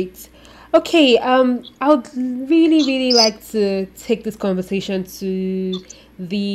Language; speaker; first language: English; non-native, local second language; Yoruba